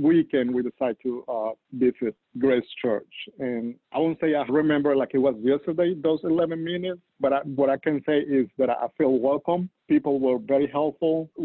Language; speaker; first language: English; non-native, fluent; Spanish